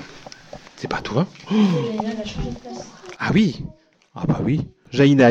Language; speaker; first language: French; native; French